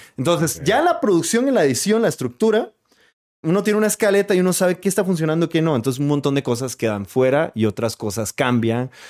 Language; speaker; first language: Spanish; native; Spanish